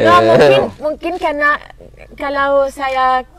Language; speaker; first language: Indonesian; non-native, learner; French